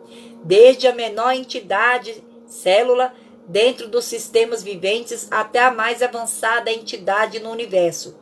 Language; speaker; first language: Portuguese; native; Portuguese